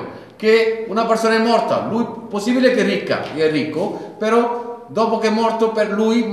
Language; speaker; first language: Italian; non-native, learner; Bangla